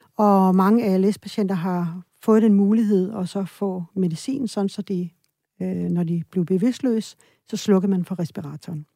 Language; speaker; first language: Danish; early bilingual, other home language; Swedish